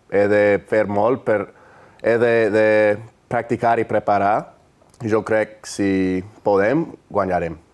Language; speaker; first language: Catalan; non-native, learner; English